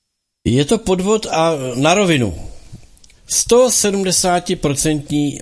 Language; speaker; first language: Czech; native; Czech